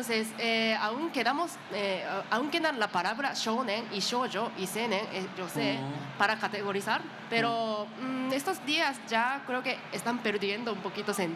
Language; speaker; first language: Spanish; non-native, learner; Japanese